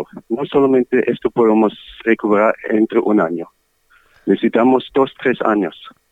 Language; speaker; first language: Spanish; non-native, learner; German